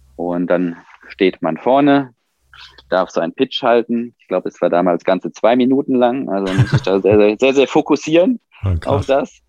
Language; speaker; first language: German; native; German